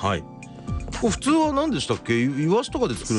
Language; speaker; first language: Japanese; native; Japanese